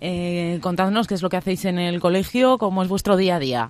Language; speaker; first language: Spanish; native; Spanish